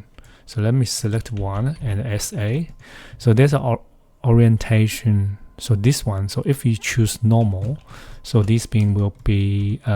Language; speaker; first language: English; non-native, fluent; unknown